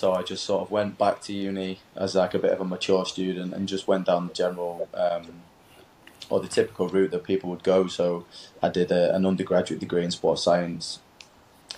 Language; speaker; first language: English; native; English